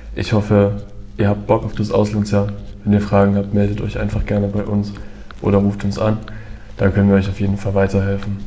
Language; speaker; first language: German; native; German